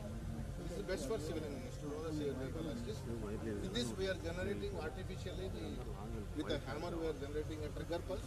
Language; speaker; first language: English; non-native, local second language; Telugu